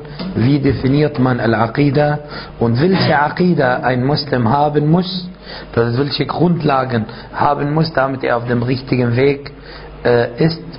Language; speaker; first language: German; non-native, fluent; Arabic